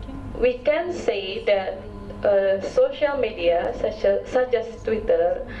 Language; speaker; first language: English; non-native, local second language; Indonesian